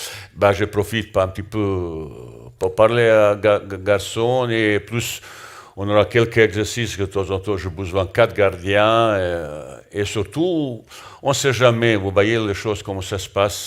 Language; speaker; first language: French; non-native, learner; Bosnian